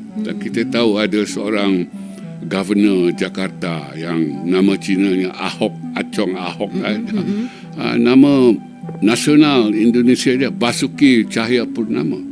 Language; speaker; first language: Malay; native; Malay